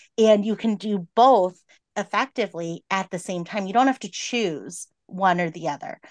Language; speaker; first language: English; native; English